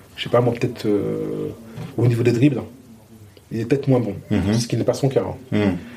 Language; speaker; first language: French; native; French